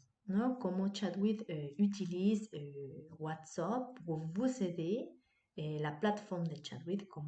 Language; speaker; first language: French; non-native, fluent; Spanish